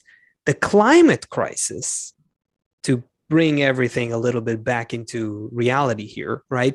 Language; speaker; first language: English; non-native, fluent; Hebrew